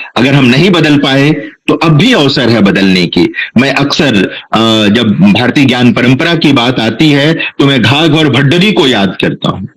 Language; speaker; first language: Hindi; non-native, local second language; Bhojpuri